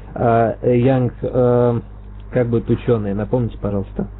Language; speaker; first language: Russian; native; Russian